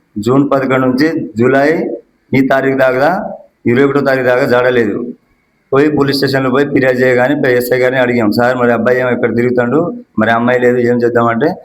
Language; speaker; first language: Telugu; non-native, local second language; Lambadi